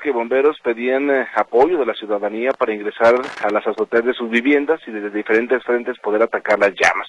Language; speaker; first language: Spanish; native; Spanish